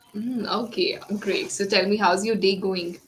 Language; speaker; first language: English; non-native, local second language; Hindi